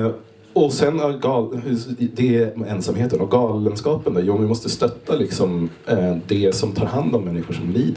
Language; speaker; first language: Swedish; native; Swedish